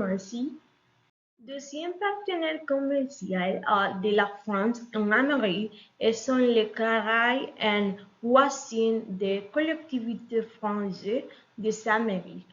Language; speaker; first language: French; non-native, learner; Spanish